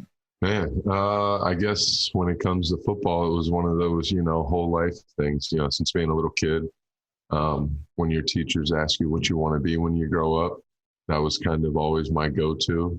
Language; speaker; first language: English; native; English